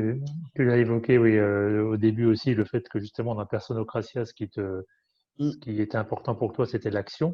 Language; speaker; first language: French; native; French